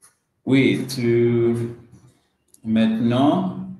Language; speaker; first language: French; non-native, learner; Swahili